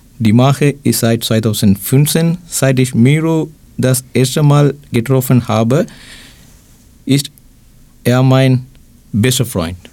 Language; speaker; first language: German; non-native, learner; Thai